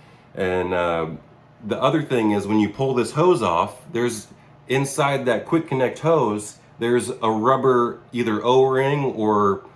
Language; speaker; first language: English; native; English